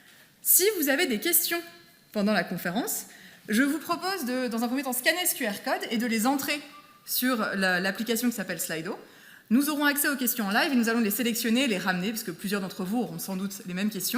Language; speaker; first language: French; native; French